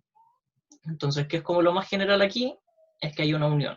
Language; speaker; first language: Spanish; native; Spanish